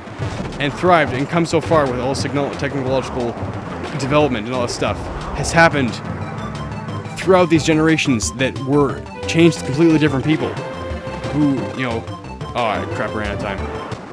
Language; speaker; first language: English; native; English